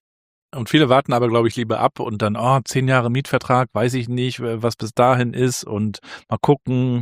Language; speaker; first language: German; native; German